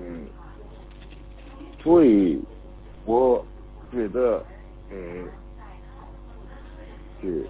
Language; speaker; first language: Chinese; non-native, learner; Korean